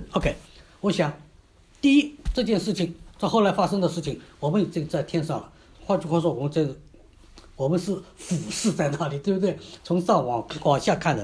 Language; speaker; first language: Chinese; native; Chinese